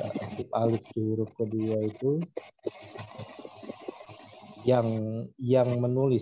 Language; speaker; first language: Indonesian; native; Indonesian